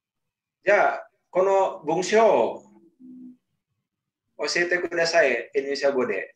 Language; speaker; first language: Japanese; non-native, learner; Indonesian